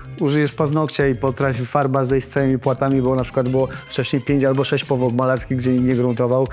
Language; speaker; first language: Polish; native; Polish